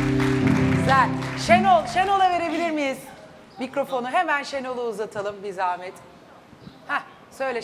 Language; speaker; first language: Turkish; native; Turkish